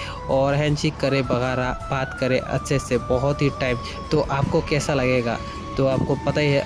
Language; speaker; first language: Hindi; non-native, local second language; Assamese